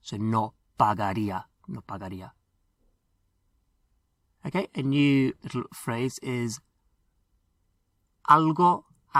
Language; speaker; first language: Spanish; non-native, fluent; English